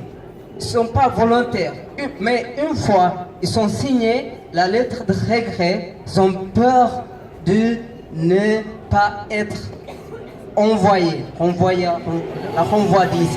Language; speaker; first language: French; non-native, learner; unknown